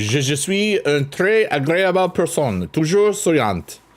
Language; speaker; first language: French; non-native, learner; English